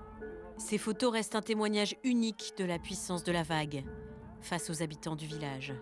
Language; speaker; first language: French; native; French